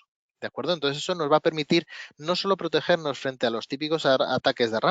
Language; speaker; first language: Spanish; native; Spanish